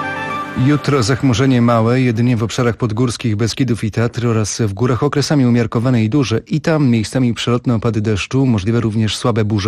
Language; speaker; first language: Polish; native; Polish